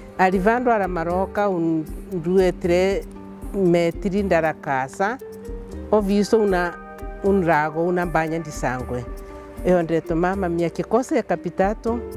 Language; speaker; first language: Italian; non-native, fluent; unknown